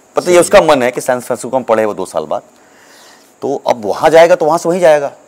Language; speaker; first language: Hindi; native; Hindi